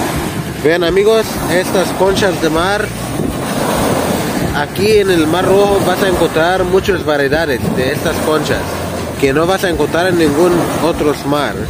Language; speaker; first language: Spanish; non-native, fluent; Arabic